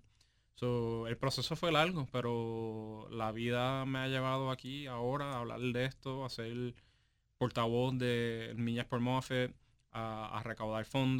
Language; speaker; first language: Spanish; native; Spanish